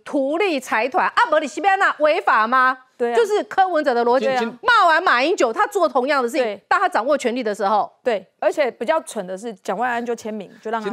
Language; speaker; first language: Chinese; native; Chinese